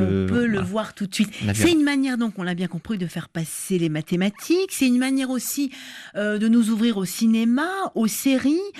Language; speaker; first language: French; native; French